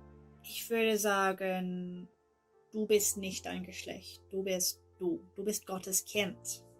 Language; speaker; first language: German; non-native, learner; English